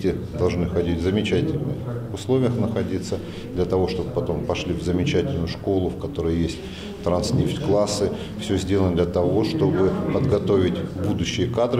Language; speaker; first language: Russian; native; Russian